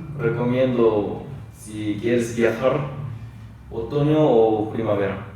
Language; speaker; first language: Spanish; non-native, learner; Korean